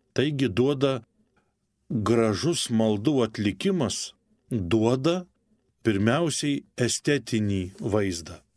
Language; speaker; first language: Lithuanian; native; Lithuanian